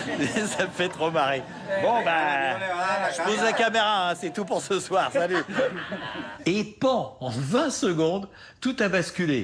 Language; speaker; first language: French; native; French